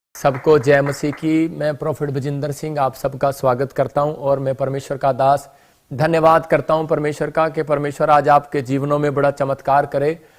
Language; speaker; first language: Hindi; non-native, local second language; Punjabi